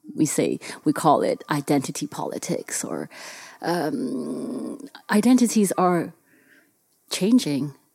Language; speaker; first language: English; early bilingual, other home language; Chinese